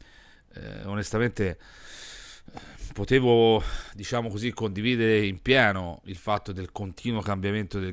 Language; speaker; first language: Italian; native; Italian